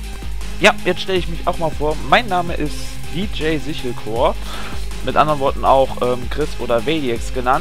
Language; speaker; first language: German; native; German